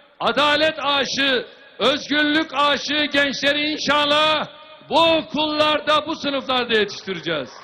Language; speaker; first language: Turkish; native; Turkish